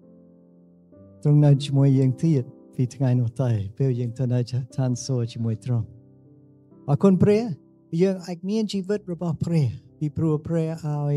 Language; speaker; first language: Khmer; non-native, fluent; English